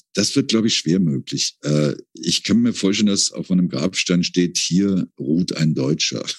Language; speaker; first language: German; native; German